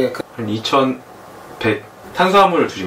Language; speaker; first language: Korean; native; Korean